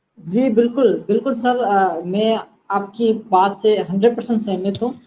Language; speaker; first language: Urdu; non-native, local second language; Sindhi